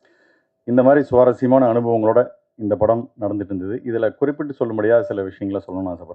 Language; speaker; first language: Tamil; native; Tamil